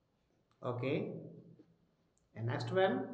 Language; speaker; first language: English; non-native, local second language; Hindi